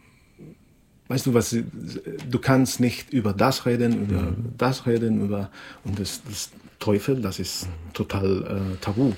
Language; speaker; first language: German; non-native, fluent; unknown